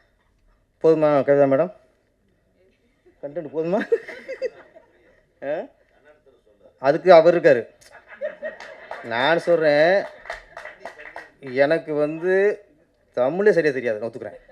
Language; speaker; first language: Tamil; native; Tamil